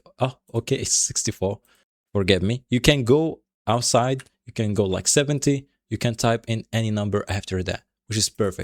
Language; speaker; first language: English; non-native, fluent; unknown